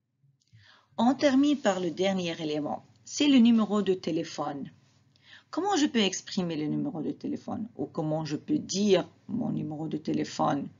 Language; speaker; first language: French; non-native, fluent; Arabic